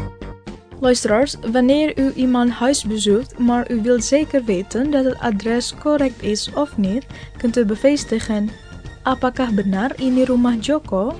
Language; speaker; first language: Dutch; non-native, learner; Indonesian